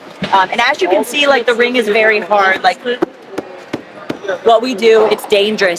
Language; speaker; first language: English; native; English